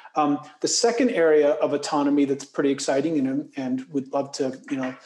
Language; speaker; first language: English; native; English